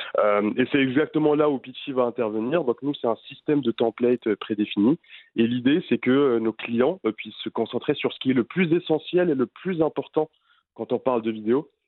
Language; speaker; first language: French; non-native, local second language; Arabic